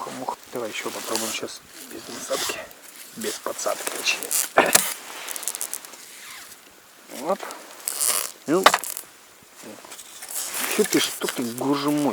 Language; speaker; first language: Russian; native; Russian